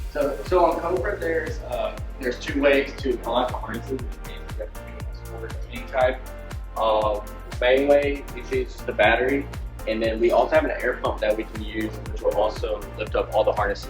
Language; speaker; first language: English; native; English